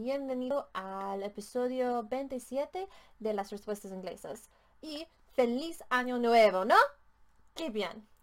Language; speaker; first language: Spanish; non-native, learner; English